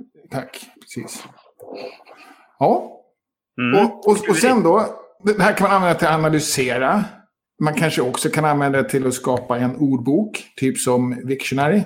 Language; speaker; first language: Swedish; native; Swedish